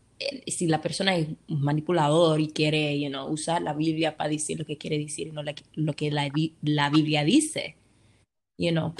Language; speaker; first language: Spanish; early bilingual, heritage; Spanish